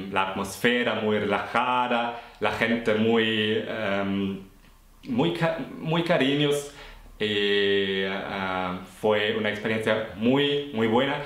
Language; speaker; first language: English; non-native, fluent; German